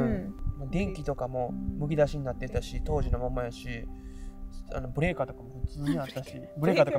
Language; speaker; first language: Japanese; native; Japanese